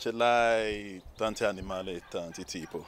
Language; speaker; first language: Italian; non-native, learner; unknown